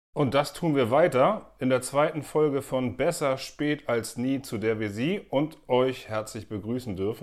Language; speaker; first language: German; native; German